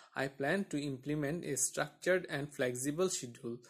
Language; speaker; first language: English; non-native, local second language; Bangla